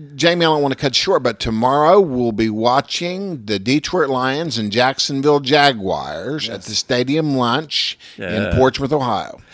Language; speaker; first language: English; native; English